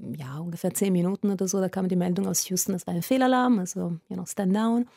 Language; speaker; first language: German; non-native, fluent; Italian